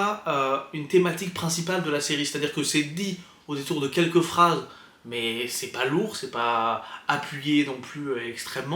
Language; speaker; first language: French; native; French